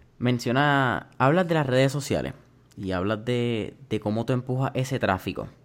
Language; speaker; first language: Spanish; native; Spanish